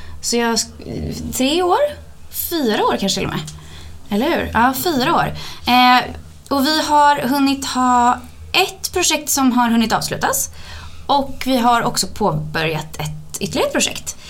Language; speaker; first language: Swedish; native; Swedish